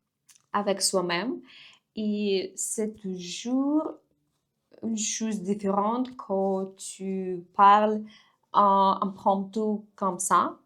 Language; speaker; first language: French; non-native, learner; Russian